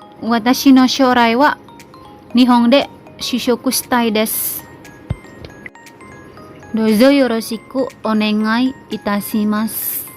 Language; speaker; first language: Japanese; non-native, learner; Indonesian